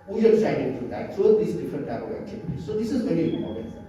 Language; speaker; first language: English; non-native, local second language; Assamese